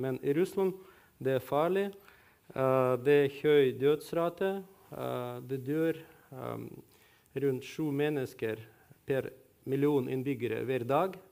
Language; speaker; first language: Norwegian; non-native, fluent; Russian